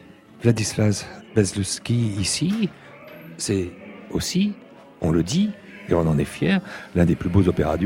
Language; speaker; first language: French; native; French